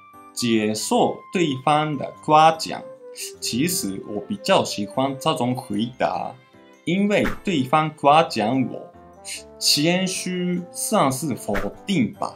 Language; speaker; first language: Chinese; non-native, fluent; Japanese